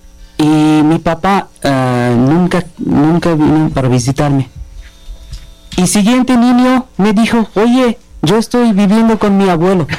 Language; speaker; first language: Spanish; non-native, learner; Bangla